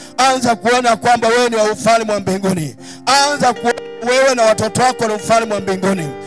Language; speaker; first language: Swahili; non-native, local second language; Luyia